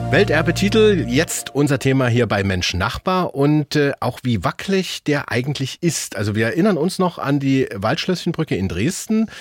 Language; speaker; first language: German; native; German